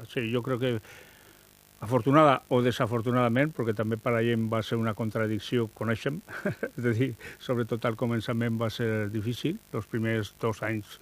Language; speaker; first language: Catalan; non-native, local second language; Spanish